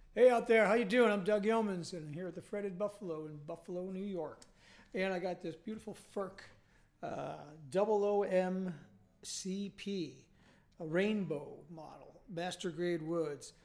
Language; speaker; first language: English; native; English